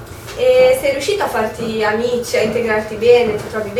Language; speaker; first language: Italian; native; Italian